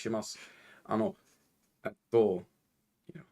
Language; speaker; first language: Japanese; non-native, learner; English